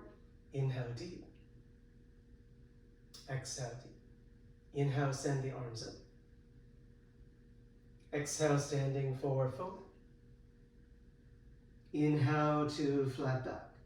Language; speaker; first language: English; native; English